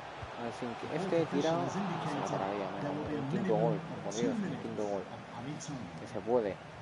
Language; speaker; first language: Spanish; native; Spanish